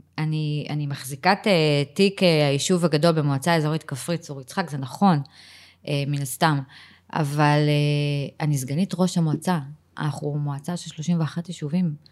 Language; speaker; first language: Hebrew; native; Hebrew